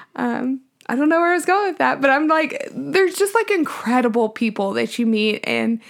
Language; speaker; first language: English; native; English